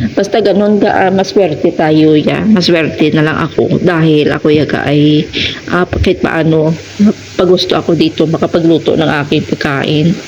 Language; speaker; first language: Filipino; non-native, local second language; Hiligaynon